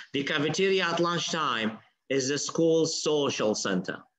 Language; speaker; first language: English; non-native, fluent; Arabic